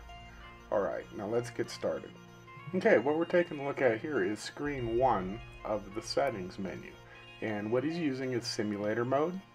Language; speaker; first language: English; native; English